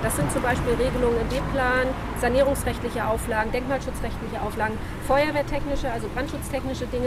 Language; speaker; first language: German; native; German